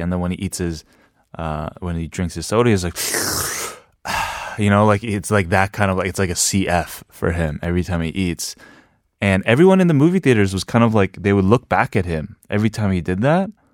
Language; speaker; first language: English; native; English